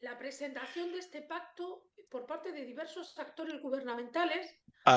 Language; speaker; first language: Spanish; native; Spanish